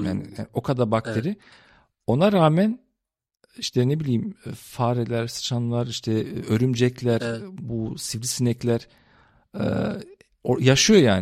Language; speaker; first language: Turkish; early bilingual, heritage; Turkish